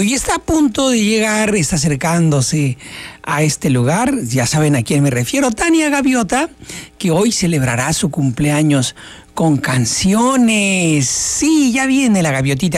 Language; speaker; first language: Spanish; native; Spanish